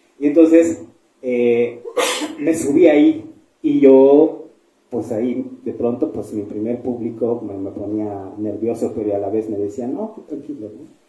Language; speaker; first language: Spanish; non-native, local second language; Tzeltal